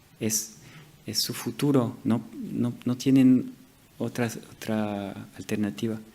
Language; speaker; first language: Spanish; non-native, fluent; French